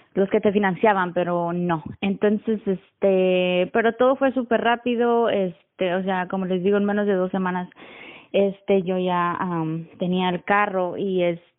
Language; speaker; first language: Spanish; native; Spanish